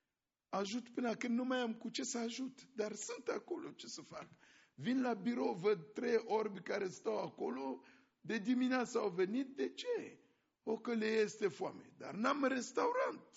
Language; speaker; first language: Romanian; non-native, fluent; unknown